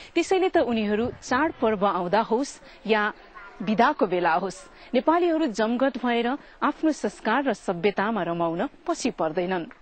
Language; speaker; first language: Nepali; native; Nepali